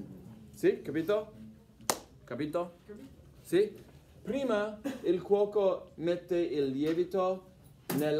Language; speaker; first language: Italian; non-native, fluent; English